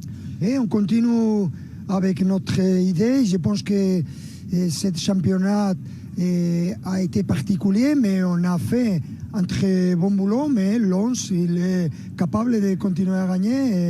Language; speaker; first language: French; non-native, fluent; Spanish